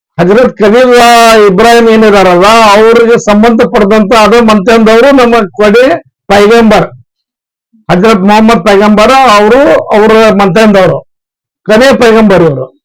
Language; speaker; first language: Kannada; non-native, local second language; Urdu